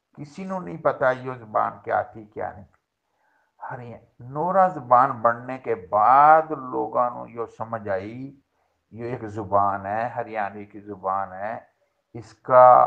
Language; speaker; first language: Urdu; non-native, local second language; Haryanvi